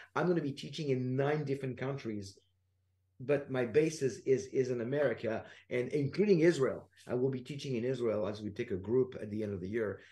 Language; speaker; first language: English; non-native, fluent; French